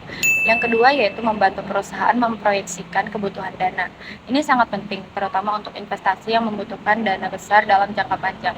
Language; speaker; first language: Indonesian; native; Indonesian